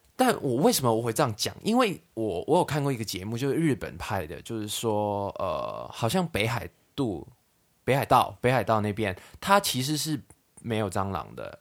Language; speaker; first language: Chinese; non-native, local second language; Cantonese